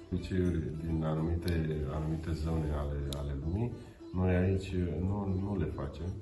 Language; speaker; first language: Romanian; non-native, local second language; Crimean Tatar